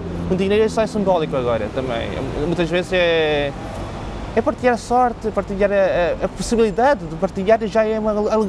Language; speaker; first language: Portuguese; non-native, local second language; Cantonese